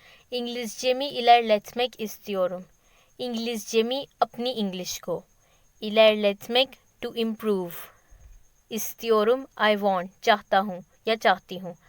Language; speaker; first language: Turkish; non-native, learner; Urdu